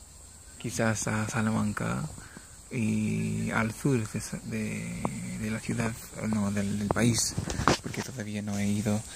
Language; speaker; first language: Spanish; non-native, learner; English